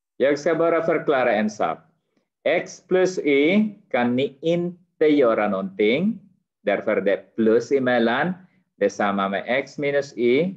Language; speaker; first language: Swedish; non-native, fluent; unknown